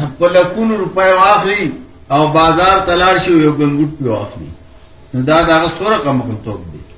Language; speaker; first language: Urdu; non-native, local second language; Pashto